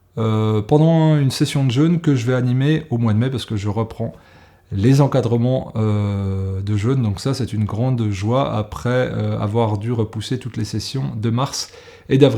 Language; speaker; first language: French; native; French